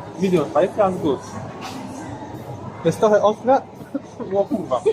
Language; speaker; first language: English; non-native, learner; Polish